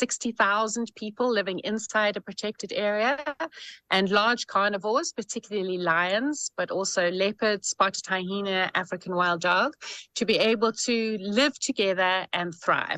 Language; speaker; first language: English; native; English